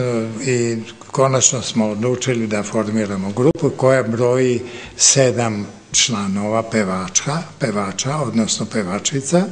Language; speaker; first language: Serbian; native; Serbian